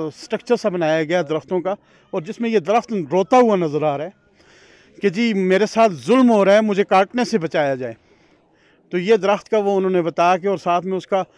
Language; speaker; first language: Urdu; non-native, local second language; Northern Hindko